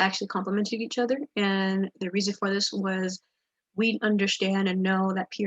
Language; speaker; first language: English; native; English